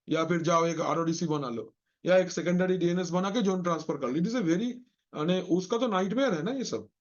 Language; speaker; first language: Hindi; non-native, local second language; Bangla